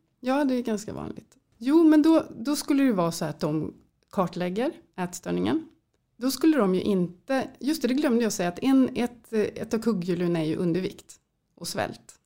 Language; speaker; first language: Swedish; native; Swedish